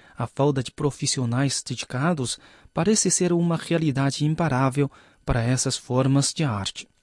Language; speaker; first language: Portuguese; non-native, fluent; Chinese